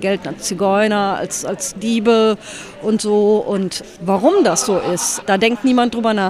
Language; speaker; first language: German; native; German